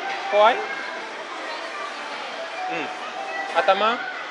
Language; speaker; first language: Japanese; non-native, learner; Indonesian